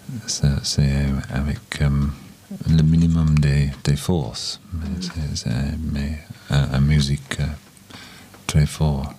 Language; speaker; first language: French; non-native, learner; English